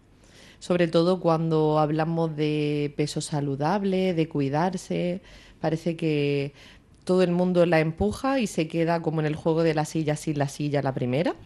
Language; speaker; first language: Spanish; native; Spanish